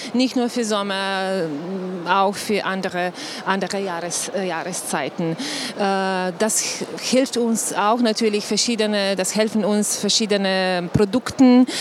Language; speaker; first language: German; non-native, fluent; Slovenian